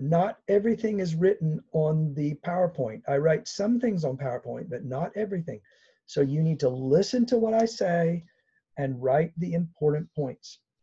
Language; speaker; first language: English; native; English